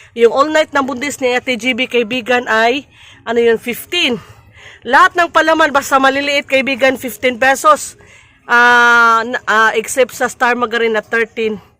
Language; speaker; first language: Filipino; non-native, local second language; Cebuano